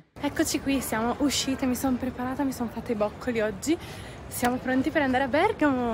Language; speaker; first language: Italian; native; Italian